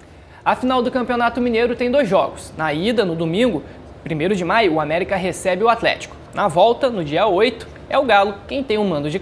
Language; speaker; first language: Portuguese; native; Portuguese